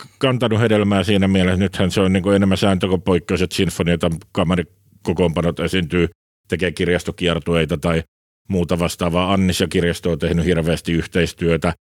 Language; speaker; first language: Finnish; native; Finnish